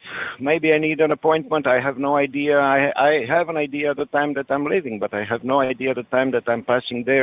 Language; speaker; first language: English; non-native, learner; French